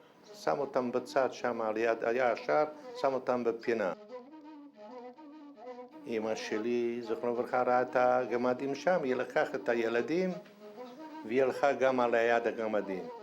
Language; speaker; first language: Hebrew; non-native, fluent; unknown